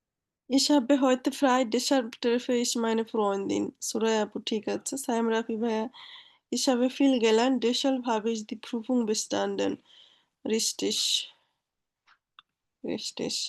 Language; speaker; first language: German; non-native, learner; Bangla